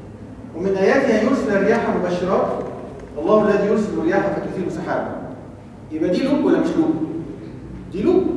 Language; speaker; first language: Arabic; native; Arabic